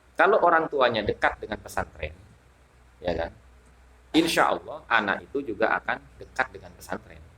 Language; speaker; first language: Indonesian; non-native, local second language; Madurese